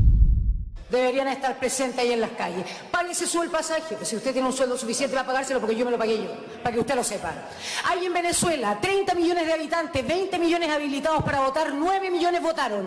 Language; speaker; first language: Spanish; native; Spanish